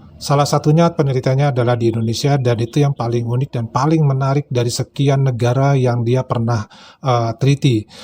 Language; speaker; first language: Indonesian; native; Indonesian